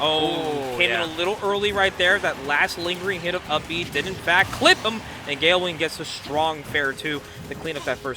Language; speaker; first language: English; native; English